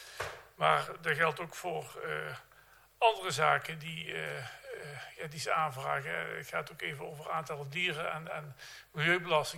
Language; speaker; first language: Dutch; native; Dutch